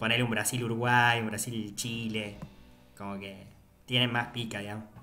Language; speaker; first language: Spanish; native; Spanish